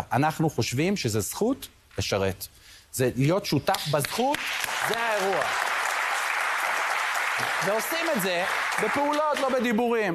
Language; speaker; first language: Hebrew; native; Hebrew